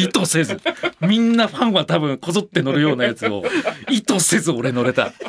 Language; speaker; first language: Japanese; native; Japanese